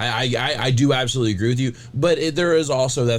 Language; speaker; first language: English; native; English